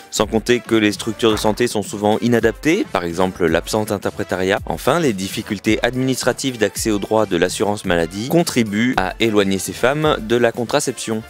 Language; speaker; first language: French; native; French